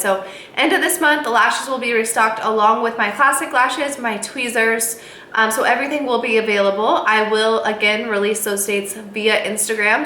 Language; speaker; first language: English; native; English